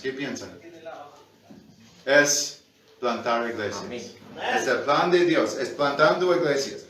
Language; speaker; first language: Spanish; non-native, fluent; English